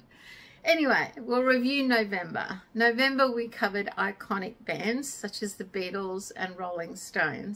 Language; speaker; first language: English; native; English